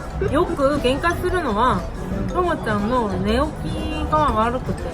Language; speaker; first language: Japanese; non-native, fluent; Korean